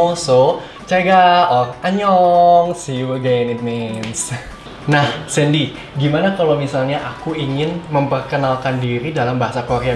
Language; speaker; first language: Indonesian; native; Indonesian